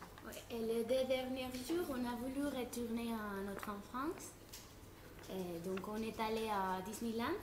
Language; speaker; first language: French; non-native, fluent; Spanish